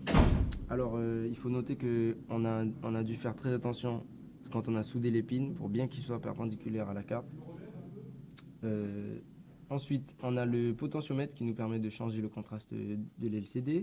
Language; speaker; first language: French; native; French